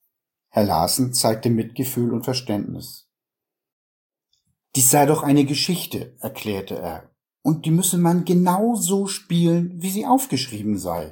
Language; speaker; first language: German; native; German